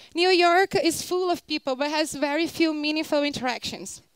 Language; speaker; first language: English; non-native, fluent; Portuguese